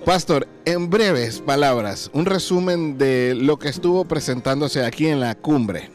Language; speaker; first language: Spanish; native; Spanish